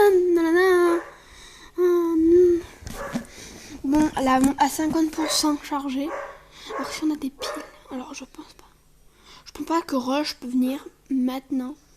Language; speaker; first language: French; native; French